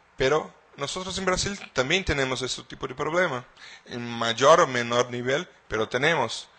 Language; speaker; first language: Spanish; non-native, fluent; Portuguese